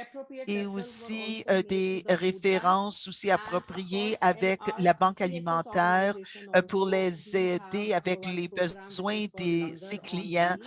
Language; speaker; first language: French; non-native, fluent; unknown